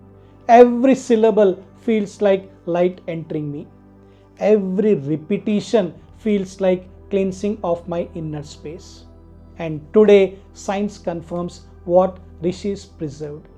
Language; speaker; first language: English; non-native, local second language; Telugu